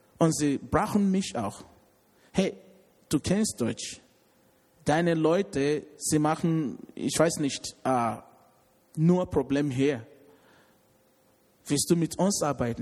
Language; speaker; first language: German; non-native, learner; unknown